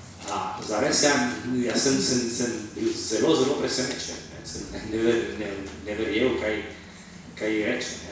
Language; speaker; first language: Slovenian; non-native, fluent; Italian